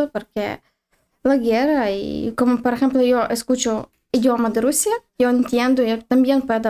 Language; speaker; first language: Spanish; non-native, learner; Ukrainian